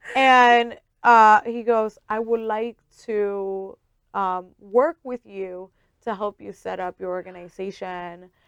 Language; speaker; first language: English; early bilingual, other home language; Spanish